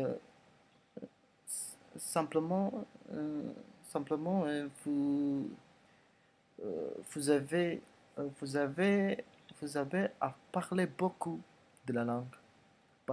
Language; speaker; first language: French; non-native, learner; Indonesian